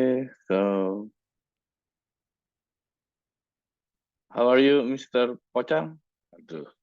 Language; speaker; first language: English; non-native, learner; Indonesian